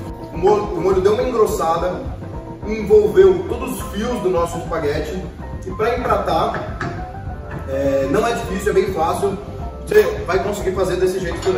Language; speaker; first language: Portuguese; native; Portuguese